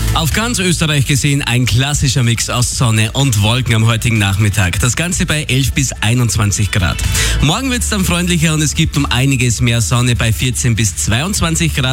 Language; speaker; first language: German; native; German